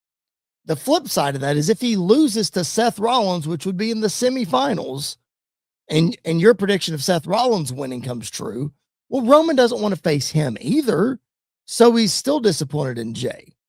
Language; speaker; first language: English; native; English